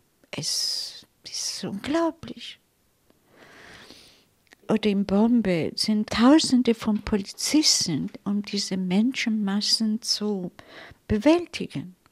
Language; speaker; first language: German; non-native, fluent; Italian